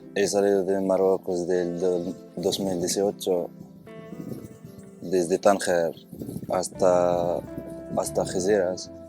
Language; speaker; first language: Spanish; non-native, fluent; Arabic